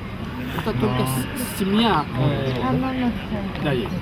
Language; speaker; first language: Russian; non-native, fluent; Hindi